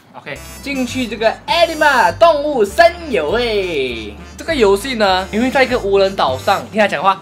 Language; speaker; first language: Chinese; native; Chinese